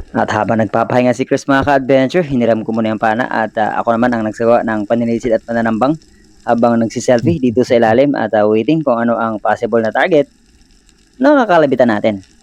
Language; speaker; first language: Filipino; non-native, local second language; Cebuano